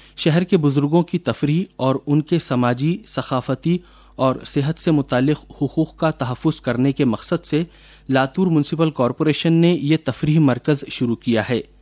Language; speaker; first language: Urdu; native; Urdu